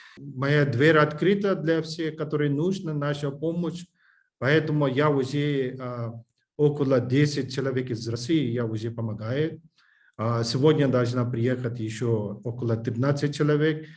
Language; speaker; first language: Russian; non-native, learner; English